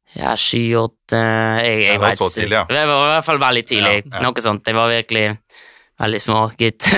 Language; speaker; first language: Norwegian; early bilingual, heritage; Norwegian